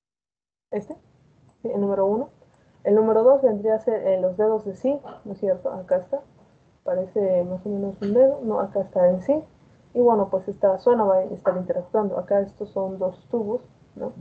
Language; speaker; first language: Spanish; native; Spanish